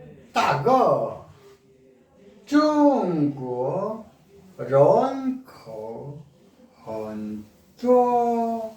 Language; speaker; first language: Chinese; non-native, learner; Korean